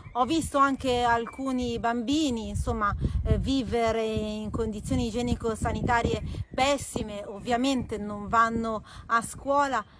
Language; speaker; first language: Italian; native; Italian